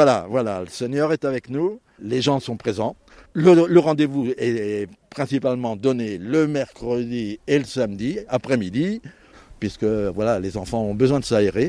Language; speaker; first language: French; native; French